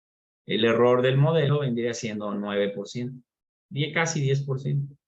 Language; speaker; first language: Spanish; native; Spanish